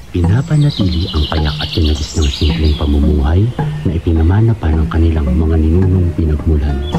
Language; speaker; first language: Filipino; native; Filipino